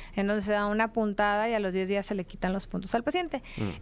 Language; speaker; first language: Spanish; native; Spanish